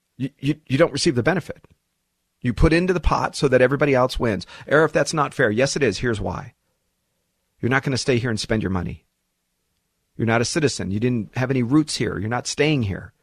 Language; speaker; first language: English; early bilingual, other home language; Arabic